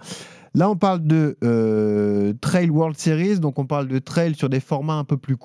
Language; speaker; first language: French; native; French